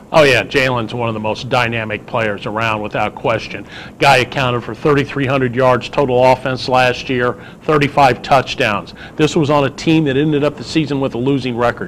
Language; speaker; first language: English; native; English